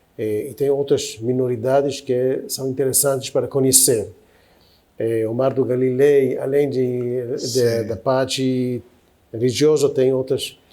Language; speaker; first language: Portuguese; non-native, fluent; Hebrew